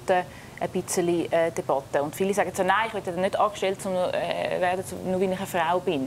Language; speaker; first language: German; native; German